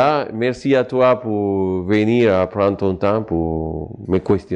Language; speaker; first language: French; non-native, fluent; Spanish